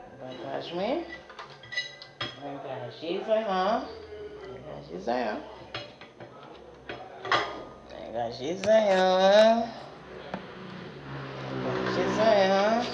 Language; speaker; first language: French; non-native, learner; Haitian Creole